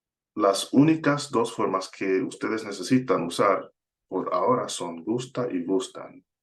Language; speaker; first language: Spanish; non-native, fluent; English